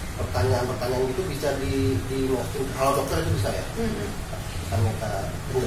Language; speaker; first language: Indonesian; native; Indonesian